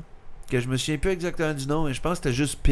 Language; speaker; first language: French; native; French